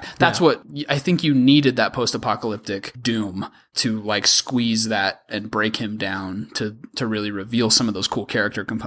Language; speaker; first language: English; native; English